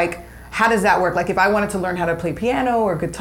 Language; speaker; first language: English; native; English